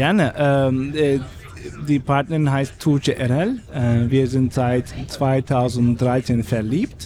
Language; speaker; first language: German; non-native, fluent; Turkish